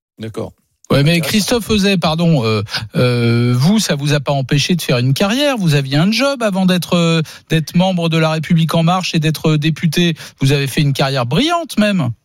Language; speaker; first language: French; native; French